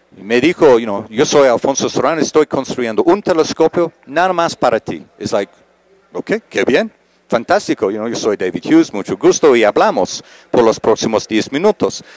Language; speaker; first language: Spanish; non-native, fluent; English